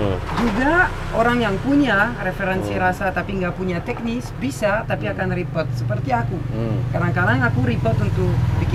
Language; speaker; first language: Indonesian; non-native, fluent; French